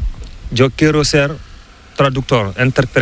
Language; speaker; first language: Spanish; non-native, learner; Fula